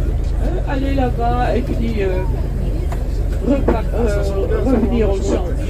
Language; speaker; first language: French; non-native, fluent; Dutch